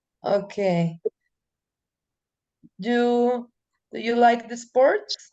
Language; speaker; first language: English; non-native, learner; Spanish